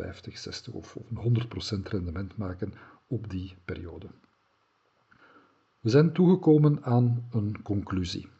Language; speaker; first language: Dutch; native; Dutch